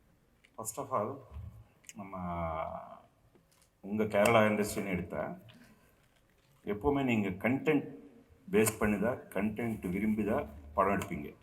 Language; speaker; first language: Tamil; non-native, local second language; Telugu